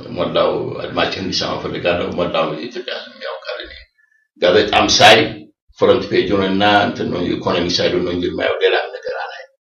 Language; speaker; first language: Amharic; native; Amharic